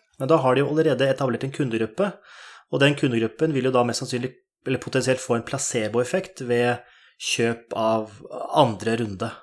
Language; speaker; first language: Norwegian; native; Norwegian